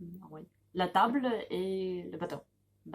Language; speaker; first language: French; non-native, learner; Russian